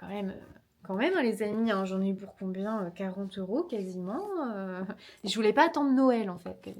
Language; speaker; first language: French; native; French